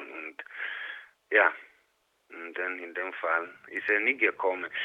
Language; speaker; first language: German; non-native, fluent; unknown